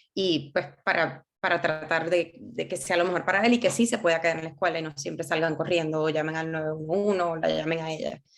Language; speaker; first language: Spanish; native; Spanish